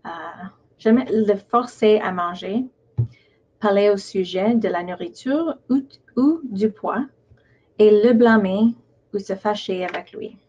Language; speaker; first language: French; non-native, local second language; English